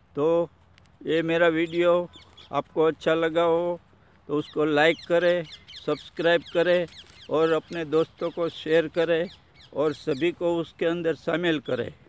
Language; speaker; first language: Hindi; non-native, local second language; Gujarati